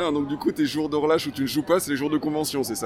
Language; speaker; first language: French; native; French